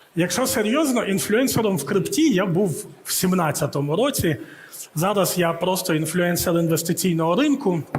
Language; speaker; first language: Ukrainian; early bilingual, heritage; Ukrainian